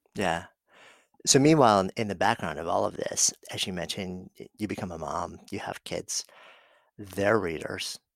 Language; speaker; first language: English; native; English